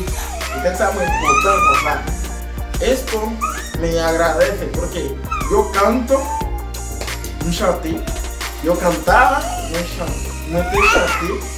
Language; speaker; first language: Spanish; non-native, learner; Haitian Creole